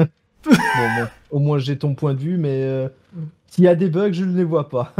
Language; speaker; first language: French; native; French